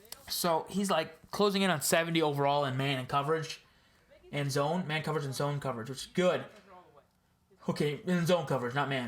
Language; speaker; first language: English; native; English